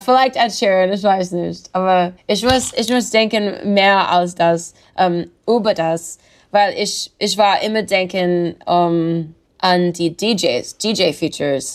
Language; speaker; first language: German; non-native, learner; English